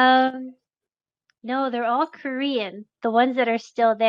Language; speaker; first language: English; non-native, local second language; French